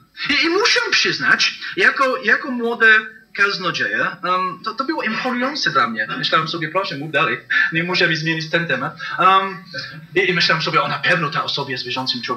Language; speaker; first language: Polish; non-native, learner; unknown